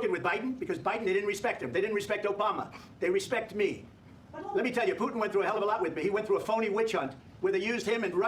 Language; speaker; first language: English; native; English